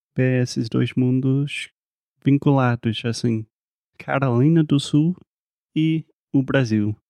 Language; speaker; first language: Portuguese; non-native, fluent; English